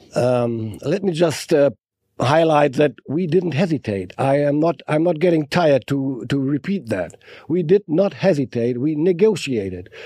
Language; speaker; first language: English; non-native, fluent; German